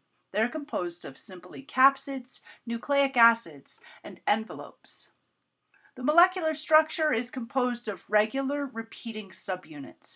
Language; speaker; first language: English; native; English